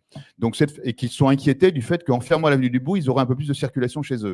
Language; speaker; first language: French; native; French